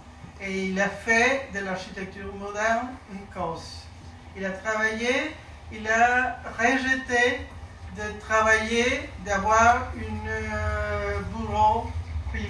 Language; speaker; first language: French; non-native, learner; Spanish